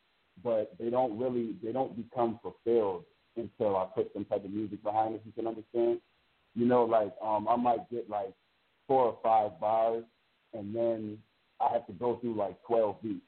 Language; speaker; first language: English; native; English